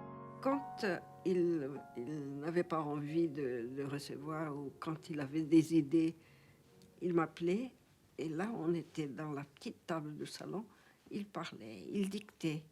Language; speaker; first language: French; non-native, fluent; Portuguese